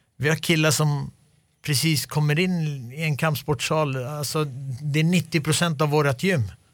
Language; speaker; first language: Swedish; early bilingual, other home language; Arabic